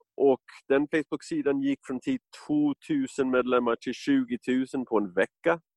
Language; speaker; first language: Swedish; non-native, fluent; English